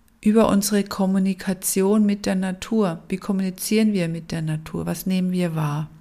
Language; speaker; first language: German; native; German